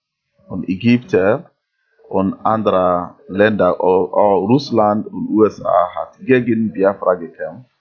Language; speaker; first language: German; non-native, fluent; Igbo